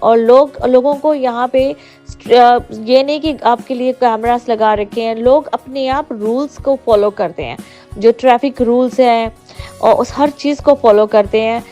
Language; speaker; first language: Hindi; native; Hindi